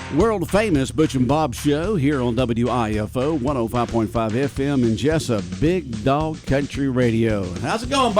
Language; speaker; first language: English; native; English